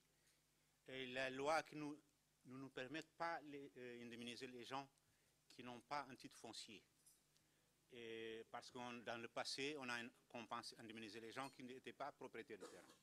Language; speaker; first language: French; non-native, fluent; Kabuverdianu